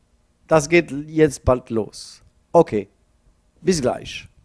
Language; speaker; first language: German; non-native, learner; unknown